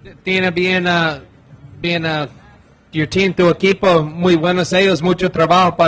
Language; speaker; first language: Spanish; non-native, learner; English